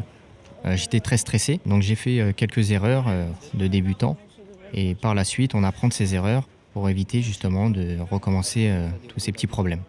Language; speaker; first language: French; native; French